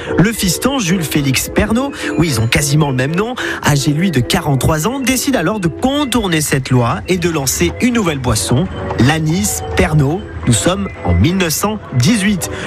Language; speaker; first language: French; native; French